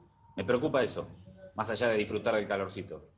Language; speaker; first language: Spanish; native; Spanish